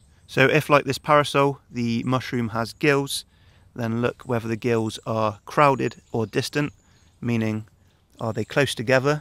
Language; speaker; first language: English; native; English